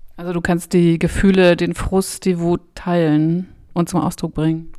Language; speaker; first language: German; native; German